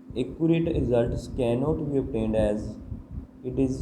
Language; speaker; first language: English; non-native, local second language; Punjabi